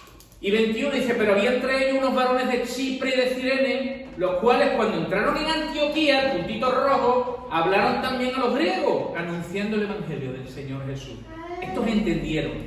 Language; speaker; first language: Spanish; native; Spanish